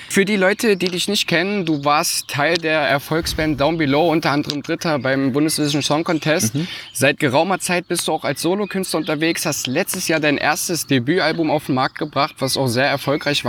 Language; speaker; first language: German; native; German